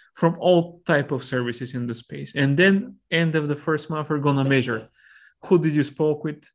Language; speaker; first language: English; non-native, fluent; Bulgarian